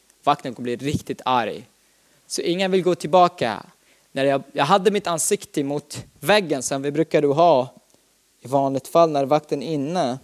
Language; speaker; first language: Swedish; non-native, fluent; Arabic